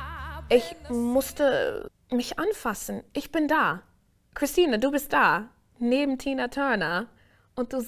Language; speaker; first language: German; non-native, fluent; English